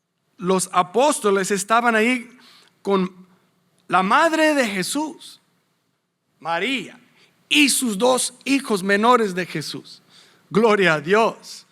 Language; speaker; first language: Spanish; non-native, fluent; English